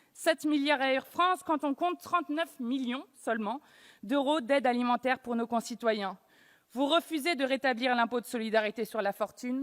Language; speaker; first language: French; native; French